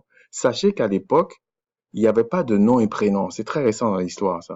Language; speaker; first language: French; native; French